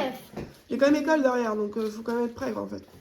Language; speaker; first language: French; native; French